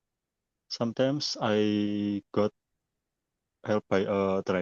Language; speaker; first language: English; non-native, learner; Indonesian